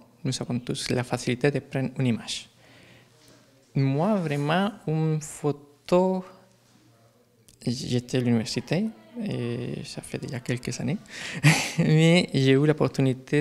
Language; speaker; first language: French; non-native, learner; Spanish